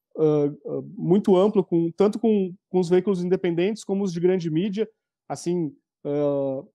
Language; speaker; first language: Portuguese; native; Portuguese